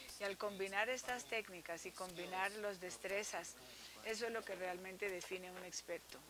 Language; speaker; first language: Spanish; non-native, fluent; English